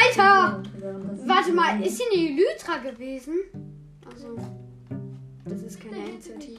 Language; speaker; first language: German; native; German